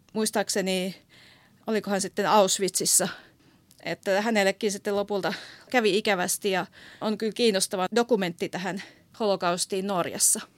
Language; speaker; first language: Finnish; native; Finnish